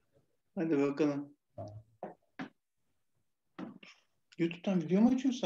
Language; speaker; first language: Turkish; native; Turkish